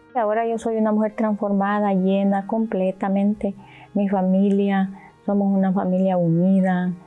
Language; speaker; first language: Spanish; native; Spanish